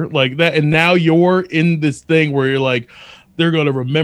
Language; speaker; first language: English; native; English